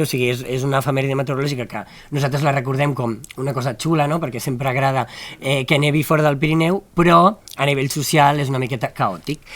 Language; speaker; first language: Catalan; native; Catalan